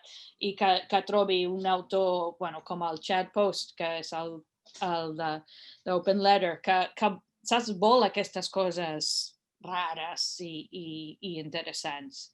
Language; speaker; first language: Catalan; non-native, fluent; English